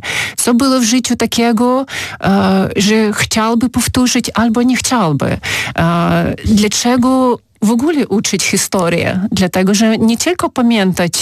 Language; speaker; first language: Polish; non-native, fluent; Ukrainian